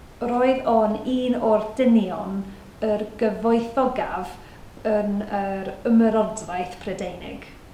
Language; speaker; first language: Welsh; non-native, learner; English